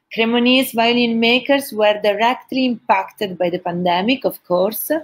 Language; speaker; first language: English; non-native, fluent; Italian